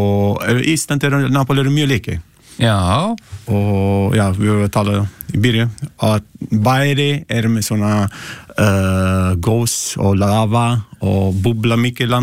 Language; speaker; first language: Icelandic; non-native, learner; Italian